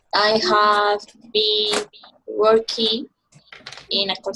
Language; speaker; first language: English; non-native, learner; Spanish